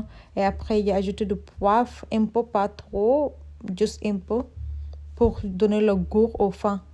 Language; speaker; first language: French; non-native, learner; Soninke